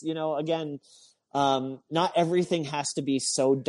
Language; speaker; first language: English; native; English